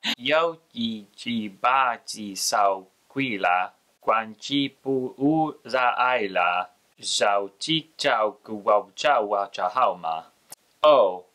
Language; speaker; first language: Chinese; non-native, learner; English